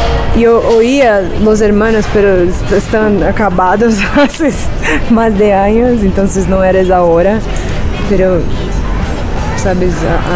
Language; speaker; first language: Spanish; non-native, learner; Portuguese